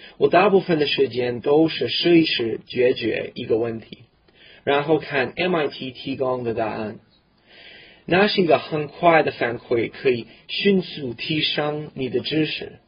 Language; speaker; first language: Chinese; non-native, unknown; English